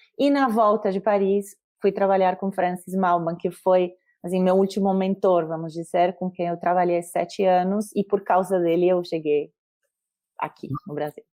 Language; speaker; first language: Portuguese; non-native, fluent; Spanish